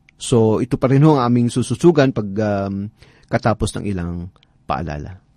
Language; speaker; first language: Filipino; non-native, local second language; Tausug